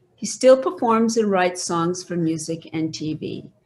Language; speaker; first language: English; native; English